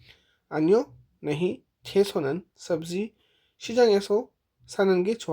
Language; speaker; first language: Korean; non-native, fluent; Hindi